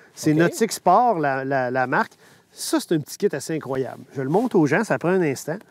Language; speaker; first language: French; native; French